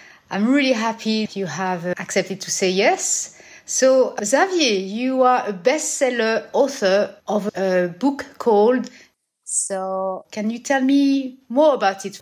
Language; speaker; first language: English; non-native, fluent; French